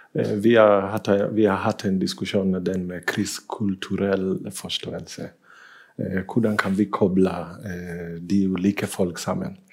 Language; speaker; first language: Norwegian; non-native, fluent; Swahili